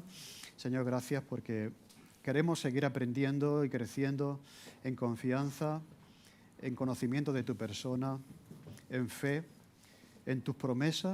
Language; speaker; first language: Spanish; native; Spanish